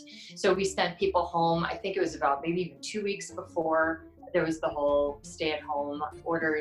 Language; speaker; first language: English; native; English